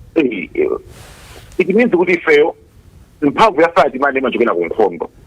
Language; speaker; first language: Nyanja; native; Nyanja